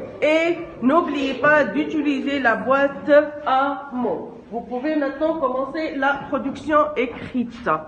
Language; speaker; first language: French; non-native, local second language; Arabic